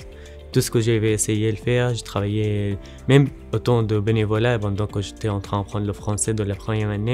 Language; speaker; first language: French; non-native, learner; Arabic